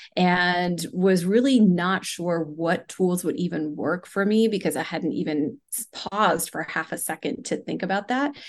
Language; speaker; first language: English; non-native, local second language; Hindi